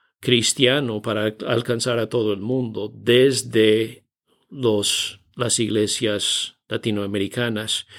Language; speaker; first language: Spanish; non-native, fluent; English